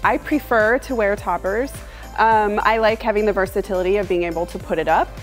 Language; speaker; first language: English; native; English